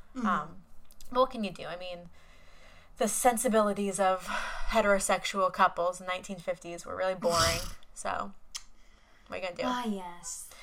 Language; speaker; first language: English; native; English